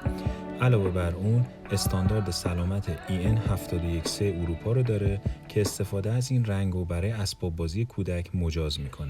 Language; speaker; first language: Persian; native; Persian